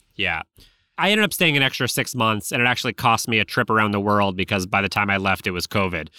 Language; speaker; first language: English; native; English